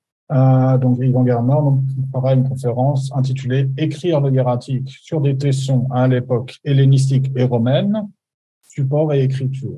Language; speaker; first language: French; native; French